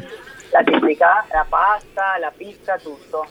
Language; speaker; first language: Italian; early bilingual, heritage; Spanish